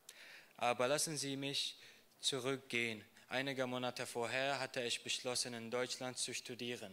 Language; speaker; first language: German; non-native, learner; Arabic